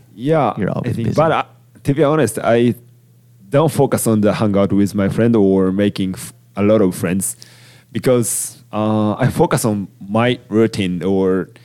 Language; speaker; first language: English; non-native, learner; Japanese